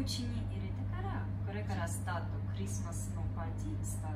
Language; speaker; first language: Japanese; non-native, learner; Ukrainian